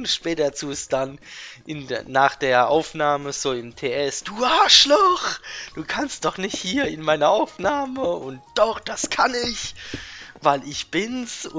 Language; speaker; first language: German; native; German